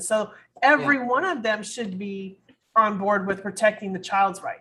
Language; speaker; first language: English; native; English